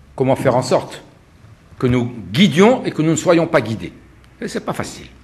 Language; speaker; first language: French; non-native, local second language; Arabic